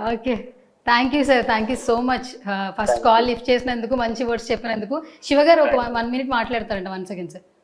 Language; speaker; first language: Telugu; native; Telugu